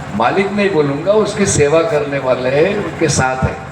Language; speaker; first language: Hindi; non-native, local second language; Marathi